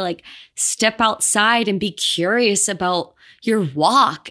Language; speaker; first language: English; native; English